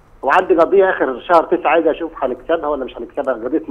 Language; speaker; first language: Arabic; native; Arabic